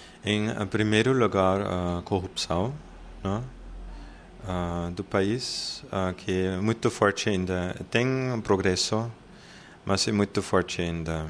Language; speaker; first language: Portuguese; non-native, fluent; German